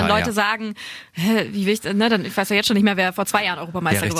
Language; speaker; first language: German; native; German